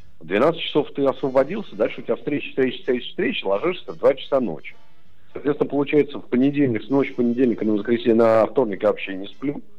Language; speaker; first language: Russian; native; Russian